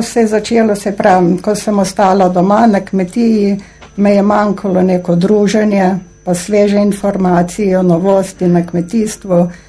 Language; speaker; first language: Slovenian; native; Slovenian